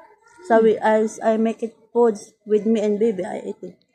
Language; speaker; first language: English; non-native, learner; Filipino